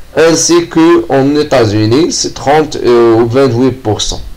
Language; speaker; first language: French; non-native, local second language; Arabic